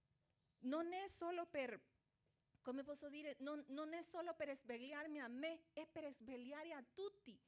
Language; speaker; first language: Italian; non-native, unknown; Portuguese